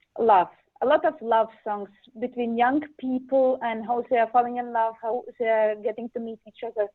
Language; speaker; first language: English; non-native, learner; Latvian